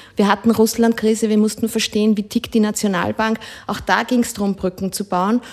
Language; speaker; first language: German; early bilingual, other home language; Spanish